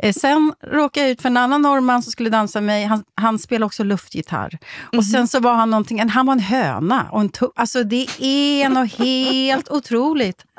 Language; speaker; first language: Swedish; native; Swedish